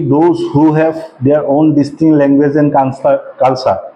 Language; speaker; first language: English; non-native, local second language; Assamese